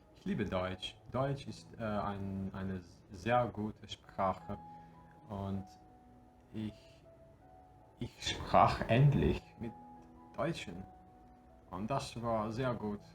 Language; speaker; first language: German; non-native, learner; English